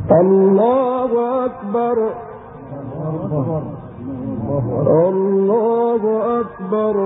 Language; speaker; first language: Arabic; native; Arabic